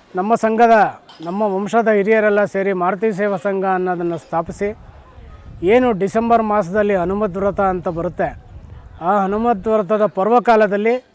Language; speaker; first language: Kannada; native; Kannada